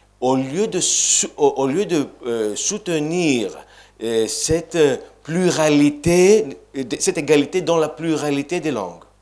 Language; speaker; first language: French; non-native, fluent; Greek